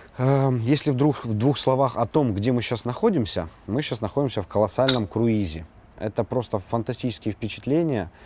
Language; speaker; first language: Russian; native; Russian